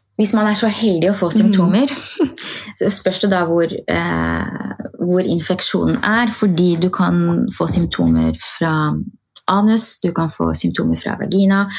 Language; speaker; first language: Norwegian; early bilingual, other home language; Arabic